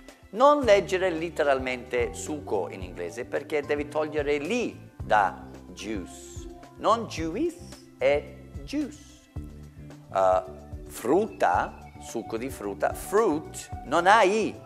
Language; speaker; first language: Italian; non-native, fluent; English